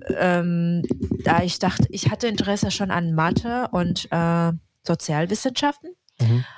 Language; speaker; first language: German; non-native, fluent; Russian